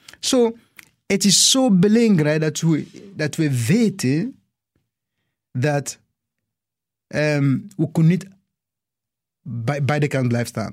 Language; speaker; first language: Dutch; non-native, fluent; English